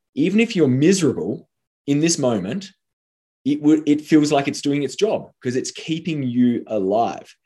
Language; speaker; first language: English; native; English